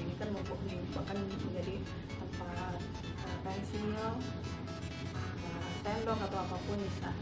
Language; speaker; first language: Indonesian; native; Indonesian